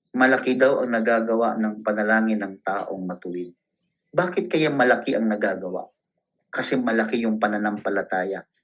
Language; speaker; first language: Filipino; non-native, local second language; Cebuano